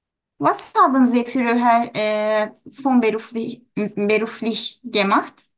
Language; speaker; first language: German; non-native, learner; Turkish